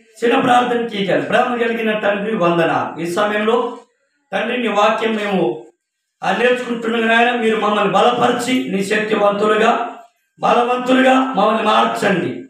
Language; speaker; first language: Telugu; non-native, local second language; Koya